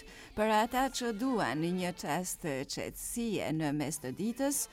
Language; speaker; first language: Albanian; native; Albanian